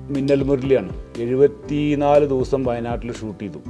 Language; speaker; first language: Malayalam; native; Malayalam